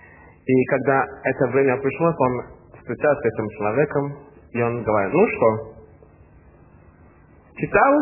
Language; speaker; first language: Russian; non-native, learner; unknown